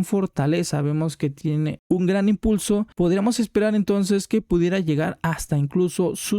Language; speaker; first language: Spanish; native; Spanish